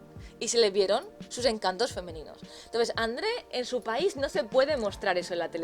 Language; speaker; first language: Spanish; native; Spanish